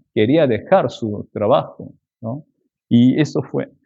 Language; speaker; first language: Spanish; non-native, fluent; Korean